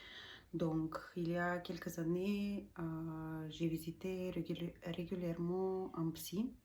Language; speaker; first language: French; non-native, learner; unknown